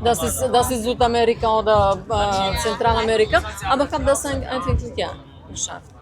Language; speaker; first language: German; non-native, fluent; Bulgarian